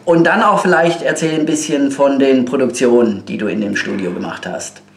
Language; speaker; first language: German; native; German